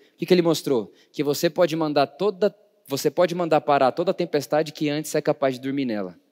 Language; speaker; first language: Portuguese; native; Portuguese